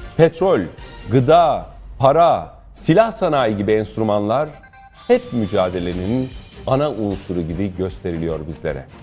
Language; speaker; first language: Turkish; native; Turkish